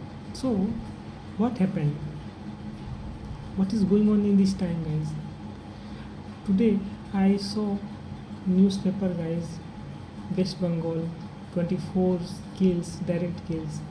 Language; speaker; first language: English; non-native, learner; Hindi